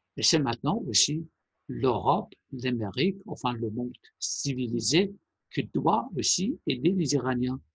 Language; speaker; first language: French; non-native, fluent; Persian